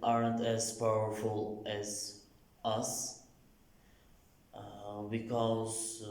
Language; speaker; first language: English; non-native, learner; Turkish